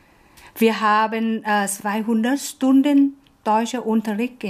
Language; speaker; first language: German; non-native, learner; Vietnamese